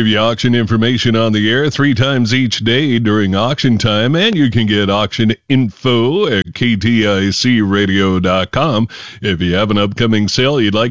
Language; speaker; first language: English; native; English